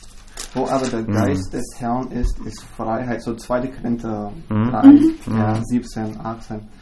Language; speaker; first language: German; non-native, fluent; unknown